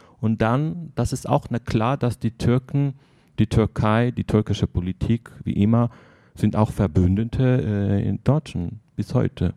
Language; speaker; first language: German; non-native, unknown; Armenian